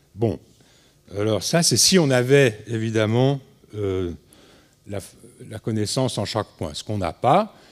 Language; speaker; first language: French; native; French